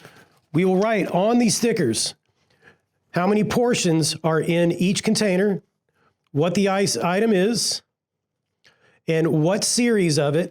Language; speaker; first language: English; native; English